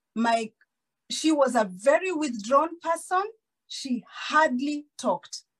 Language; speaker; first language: English; non-native, local second language; Kikuyu